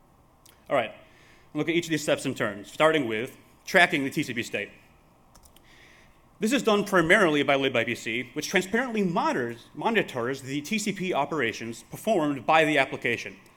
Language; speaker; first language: English; native; English